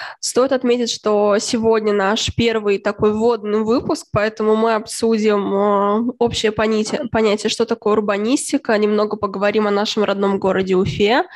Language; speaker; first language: Russian; native; Russian